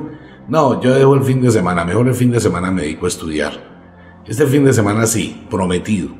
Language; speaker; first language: Spanish; native; Spanish